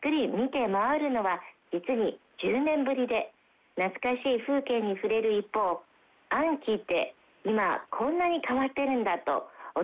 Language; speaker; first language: Japanese; non-native, fluent; Chinese